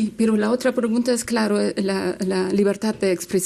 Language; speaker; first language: Spanish; non-native, learner; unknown